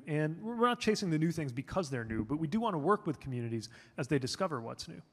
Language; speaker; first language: English; native; English